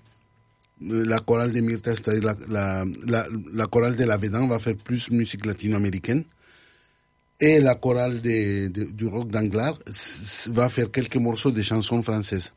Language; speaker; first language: French; non-native, fluent; Spanish